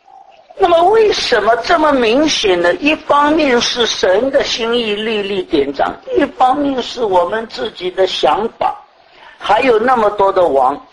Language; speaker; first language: Chinese; native; Chinese